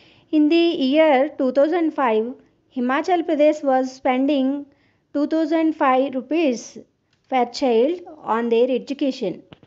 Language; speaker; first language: English; non-native, local second language; Telugu